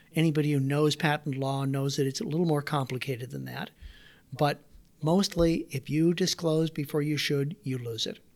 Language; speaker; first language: English; native; English